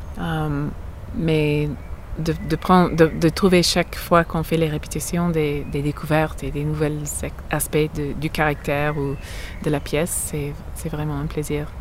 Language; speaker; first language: French; non-native, fluent; English